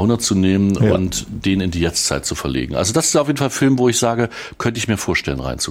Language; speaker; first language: German; native; German